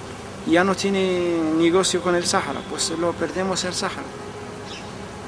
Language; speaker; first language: Spanish; non-native, fluent; Arabic